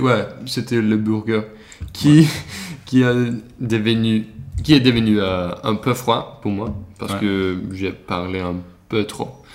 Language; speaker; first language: French; non-native, learner; Swedish